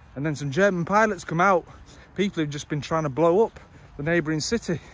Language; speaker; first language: English; native; English